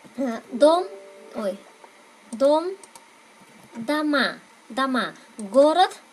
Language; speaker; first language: Russian; non-native, fluent; Vietnamese